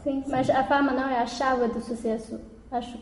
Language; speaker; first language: Portuguese; non-native, learner; Chinese